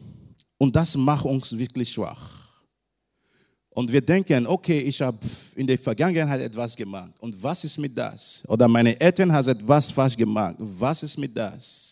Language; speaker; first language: German; non-native, learner; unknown